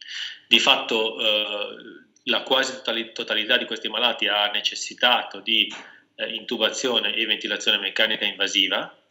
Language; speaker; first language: Italian; native; Italian